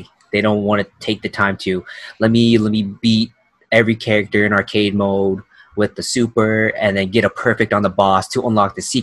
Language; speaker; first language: English; native; English